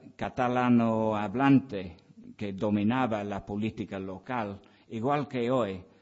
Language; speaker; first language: Spanish; non-native, fluent; English